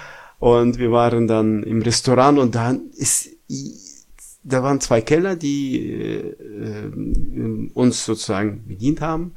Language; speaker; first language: German; non-native, fluent; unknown